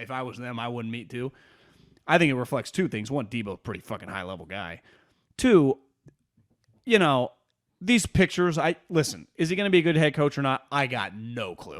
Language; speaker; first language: English; native; English